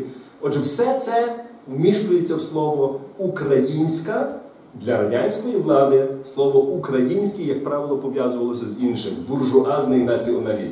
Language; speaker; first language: Ukrainian; native; Ukrainian